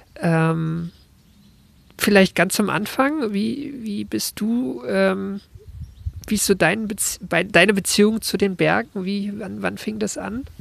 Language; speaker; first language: German; native; German